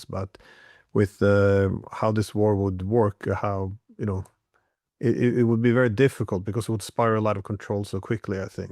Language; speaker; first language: English; non-native, fluent; Norwegian